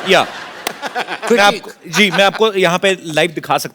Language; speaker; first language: Hindi; native; Hindi